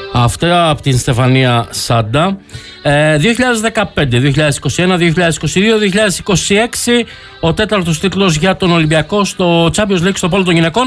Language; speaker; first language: Greek; native; Greek